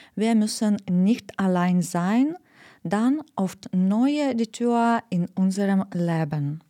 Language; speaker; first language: German; non-native, learner; Ukrainian